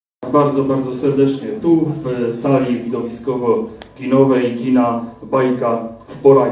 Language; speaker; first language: Polish; native; Polish